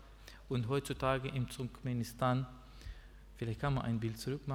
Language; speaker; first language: German; non-native, learner; Russian